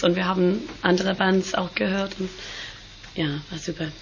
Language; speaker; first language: German; non-native, learner; English